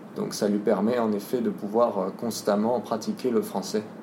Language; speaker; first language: French; native; French